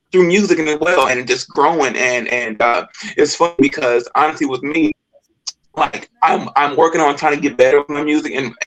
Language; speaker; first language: English; native; English